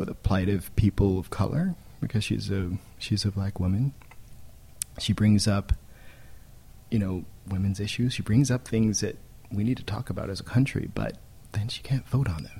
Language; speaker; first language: English; native; English